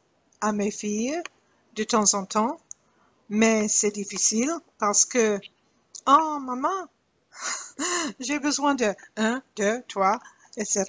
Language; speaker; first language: French; non-native, learner; English